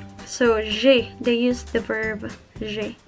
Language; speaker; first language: French; non-native, learner; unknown